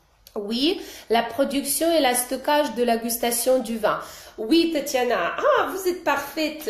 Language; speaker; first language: French; non-native, fluent; Russian